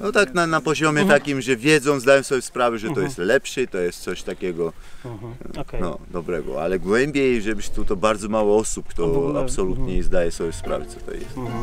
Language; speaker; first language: Polish; non-native, fluent; Georgian